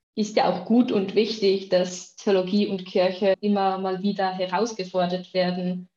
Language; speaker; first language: German; native; German